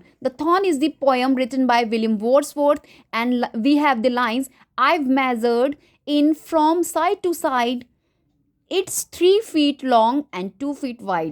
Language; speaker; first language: English; non-native, local second language; Hindi